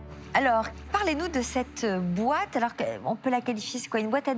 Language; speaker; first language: French; native; French